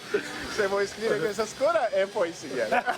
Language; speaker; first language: Italian; non-native, learner; Japanese